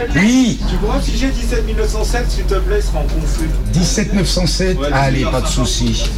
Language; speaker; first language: French; native; French